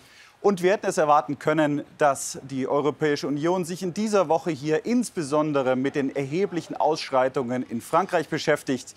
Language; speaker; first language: German; native; German